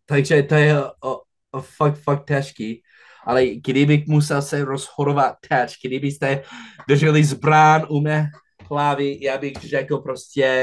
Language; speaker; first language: Czech; non-native, fluent; English